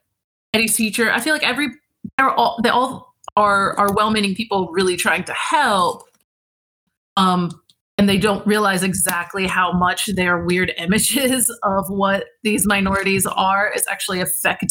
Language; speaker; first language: English; native; English